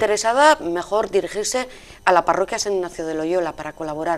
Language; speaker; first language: Spanish; native; Spanish